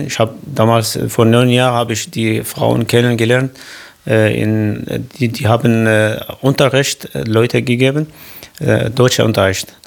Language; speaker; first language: German; non-native, learner; Arabic